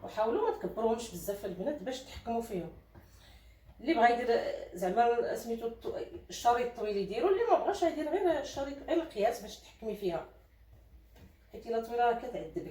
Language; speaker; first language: Arabic; native; Arabic